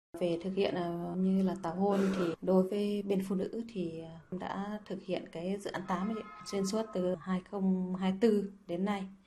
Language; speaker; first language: Vietnamese; non-native, local second language; Hmong